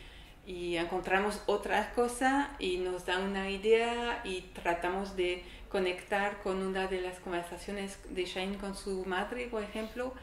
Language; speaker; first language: Spanish; non-native, learner; French